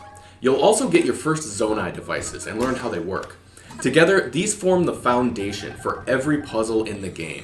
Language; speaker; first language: English; native; English